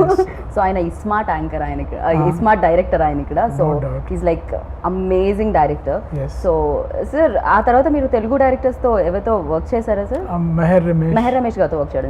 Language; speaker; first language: Telugu; native; Telugu